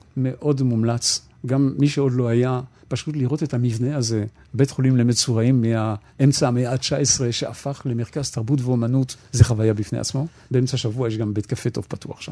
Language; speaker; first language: Hebrew; non-native, fluent; French